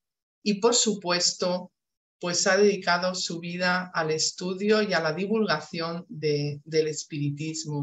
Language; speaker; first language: Spanish; native; Spanish